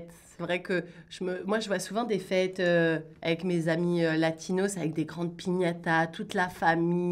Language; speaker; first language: French; native; French